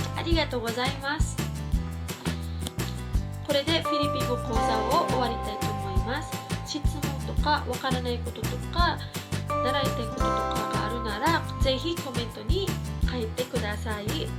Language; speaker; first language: Japanese; non-native, fluent; Filipino